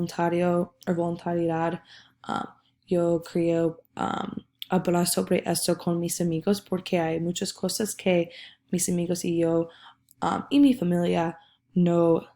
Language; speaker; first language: Spanish; non-native, learner; English